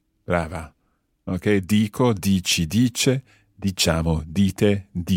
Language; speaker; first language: Italian; non-native, fluent; English